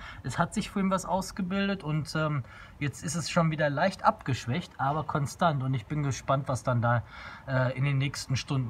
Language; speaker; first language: German; native; German